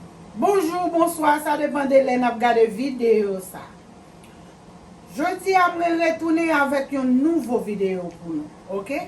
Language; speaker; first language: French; non-native, local second language; Haitian Creole